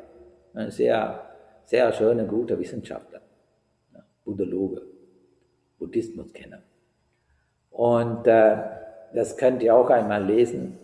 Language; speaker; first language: German; non-native, fluent; Sinhala